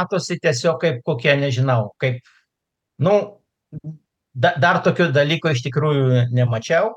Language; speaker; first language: Lithuanian; non-native, local second language; Russian